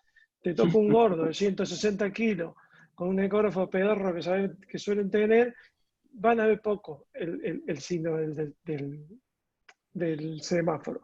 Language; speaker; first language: Spanish; native; Spanish